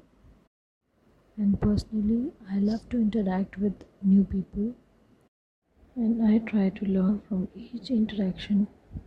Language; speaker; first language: English; non-native, local second language; Hindi